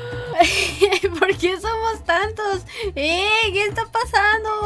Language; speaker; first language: Spanish; native; Spanish